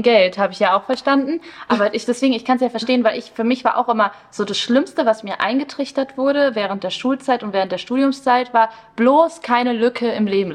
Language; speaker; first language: German; early bilingual, other home language; Spanish